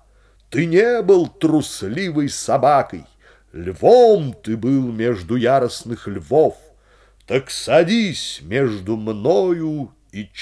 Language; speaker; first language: Russian; native; Russian